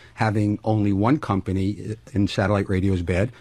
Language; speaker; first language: English; native; English